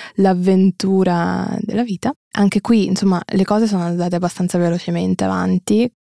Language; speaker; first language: Italian; early bilingual, other home language; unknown